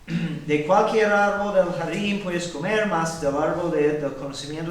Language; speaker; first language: Spanish; non-native, fluent; English